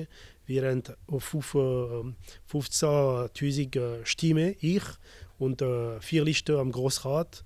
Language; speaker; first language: German; non-native, local second language; French